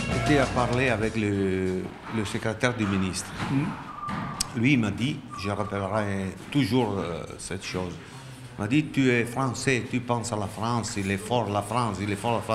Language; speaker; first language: French; non-native, learner; Italian